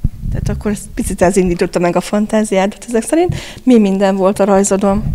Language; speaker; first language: Hungarian; native; Hungarian